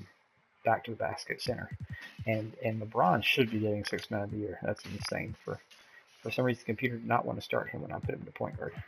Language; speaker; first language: English; native; English